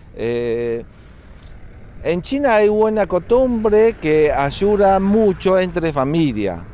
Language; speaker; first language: Spanish; non-native, fluent; Chinese